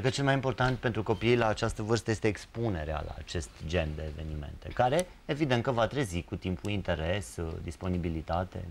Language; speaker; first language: Romanian; native; Romanian